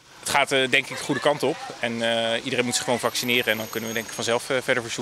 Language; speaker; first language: Dutch; native; Dutch